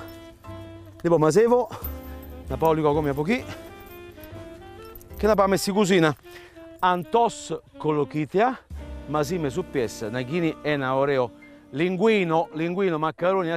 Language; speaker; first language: Greek; non-native, learner; Italian